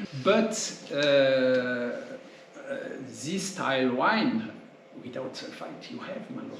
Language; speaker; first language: English; non-native, learner; French